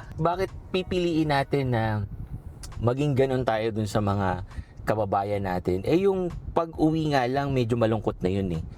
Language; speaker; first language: Filipino; native; Filipino